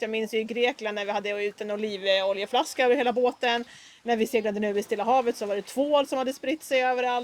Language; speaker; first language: Swedish; native; Swedish